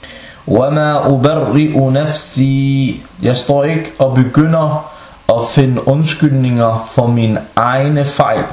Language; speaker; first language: Danish; non-native, local second language; Arabic